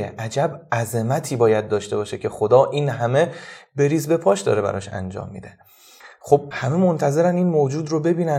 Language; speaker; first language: Persian; native; Persian